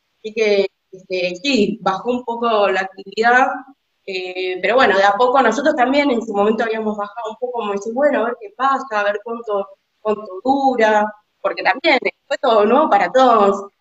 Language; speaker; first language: Spanish; native; Spanish